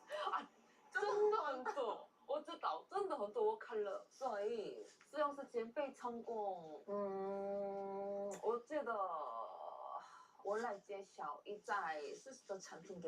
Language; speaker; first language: Chinese; non-native, learner; Korean